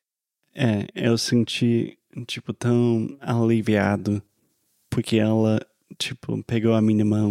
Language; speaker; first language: Portuguese; non-native, fluent; English